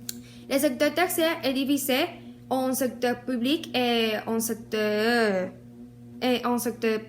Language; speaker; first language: French; non-native, learner; Spanish